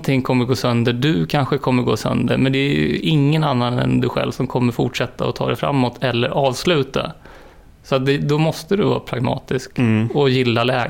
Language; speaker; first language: Swedish; native; Swedish